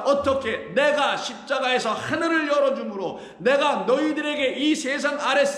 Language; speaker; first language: Korean; native; Korean